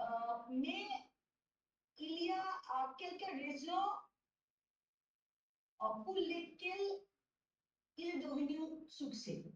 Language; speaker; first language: French; non-native, learner; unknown